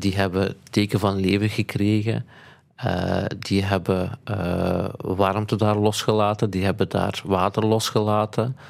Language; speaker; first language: Dutch; early bilingual, other home language; Turkish